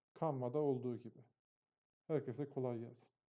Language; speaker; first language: Turkish; native; Turkish